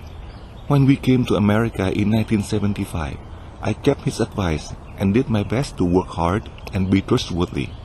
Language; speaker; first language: English; non-native, fluent; Vietnamese